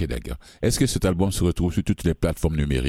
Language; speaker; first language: French; native; French